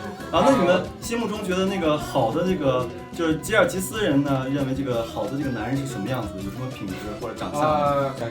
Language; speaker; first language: Chinese; native; Chinese